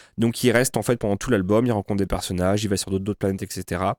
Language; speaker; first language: French; native; French